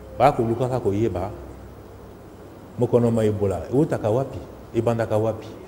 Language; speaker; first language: Lingala; native; Lingala